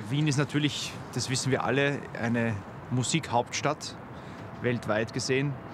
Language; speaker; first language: German; native; German